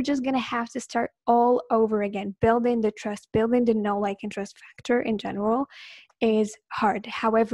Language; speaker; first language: English; non-native, fluent; Arabic